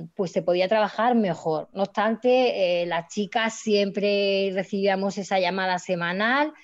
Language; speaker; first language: Spanish; native; Spanish